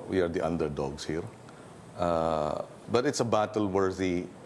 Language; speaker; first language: English; non-native, local second language; Filipino